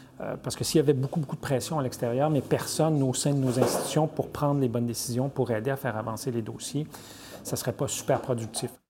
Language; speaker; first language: French; native; French